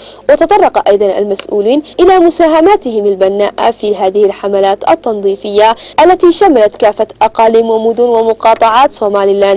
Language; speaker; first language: Arabic; non-native, local second language; Somali